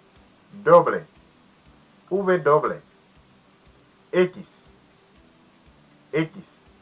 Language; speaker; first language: Spanish; non-native, learner; Haitian Creole